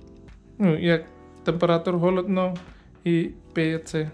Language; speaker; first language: Ukrainian; non-native, learner; Indonesian